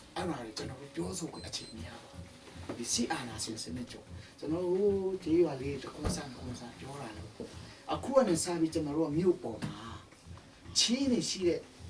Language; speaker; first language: Burmese; non-native, local second language; Tedim Chin